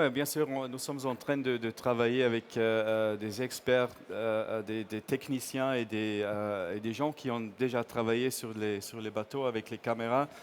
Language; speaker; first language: French; non-native, fluent; English